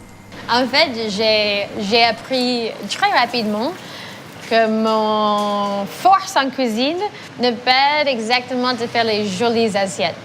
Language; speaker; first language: French; non-native, fluent; English